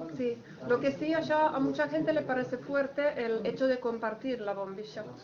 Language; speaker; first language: Spanish; non-native, fluent; Finnish